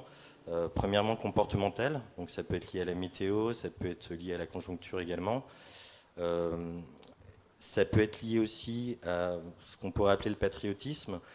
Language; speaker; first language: French; native; French